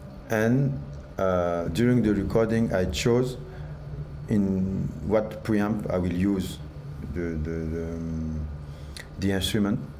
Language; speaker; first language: English; non-native, learner; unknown